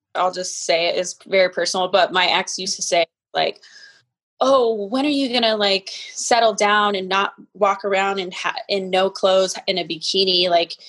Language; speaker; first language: English; native; English